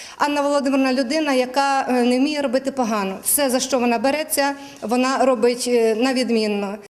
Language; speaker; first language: Ukrainian; native; Ukrainian